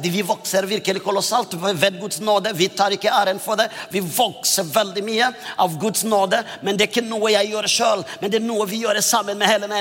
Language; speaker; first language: Norwegian; non-native, fluent; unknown